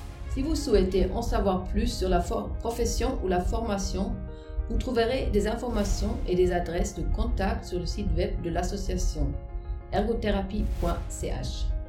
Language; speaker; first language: French; non-native, fluent; German